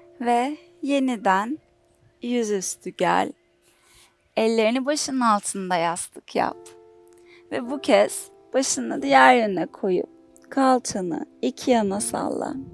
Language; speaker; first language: Turkish; native; Turkish